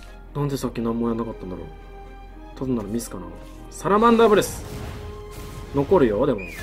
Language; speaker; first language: Japanese; native; Japanese